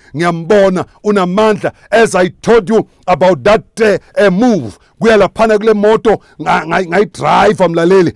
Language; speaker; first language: Zulu; non-native, local second language; Swati